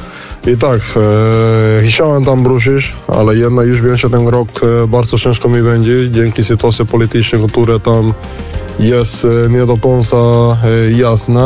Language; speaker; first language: Polish; non-native, fluent; Spanish